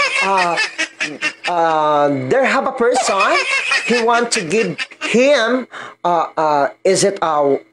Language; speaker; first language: English; non-native, learner; Filipino